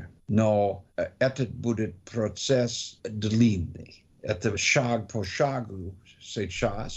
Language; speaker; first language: Russian; non-native, learner; English